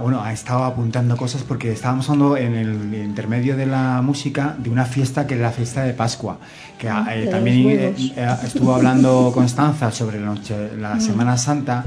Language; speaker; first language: Spanish; native; Spanish